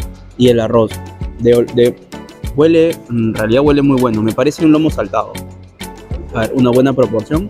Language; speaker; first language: Spanish; native; Spanish